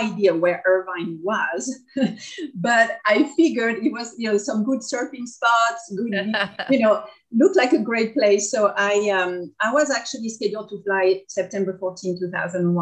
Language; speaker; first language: English; non-native, fluent; French